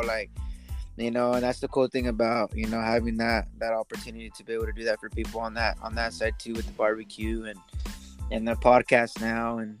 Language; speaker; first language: English; native; English